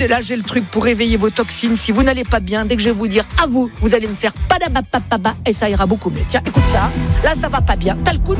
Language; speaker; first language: French; native; French